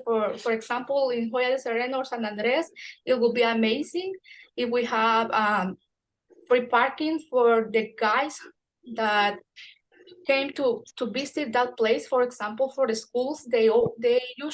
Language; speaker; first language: English; non-native, fluent; Spanish